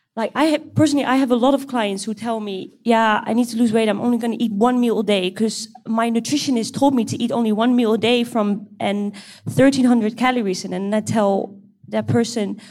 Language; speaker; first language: English; non-native, fluent; Dutch